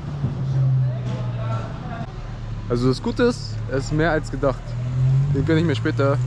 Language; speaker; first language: German; native; German